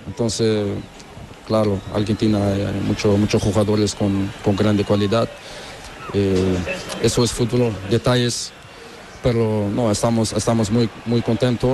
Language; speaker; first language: Spanish; non-native, learner; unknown